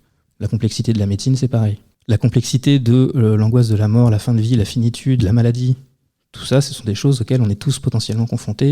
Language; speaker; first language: French; native; French